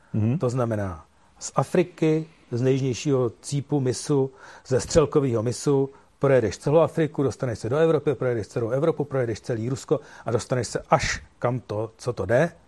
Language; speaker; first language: Czech; native; Czech